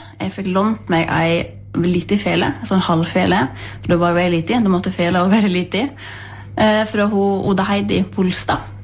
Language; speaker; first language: Norwegian; native; Norwegian